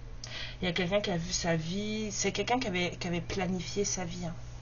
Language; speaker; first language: French; native; French